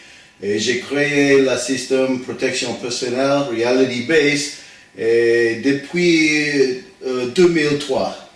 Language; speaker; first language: French; non-native, learner; English